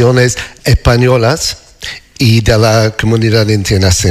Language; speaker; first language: Spanish; non-native, fluent; English